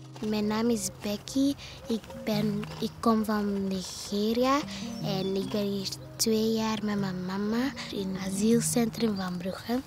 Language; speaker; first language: Dutch; early bilingual, other home language; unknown